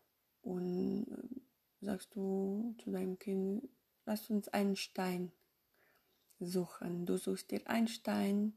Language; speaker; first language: German; non-native, fluent; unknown